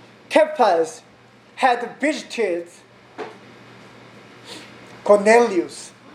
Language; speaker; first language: English; non-native, learner; Korean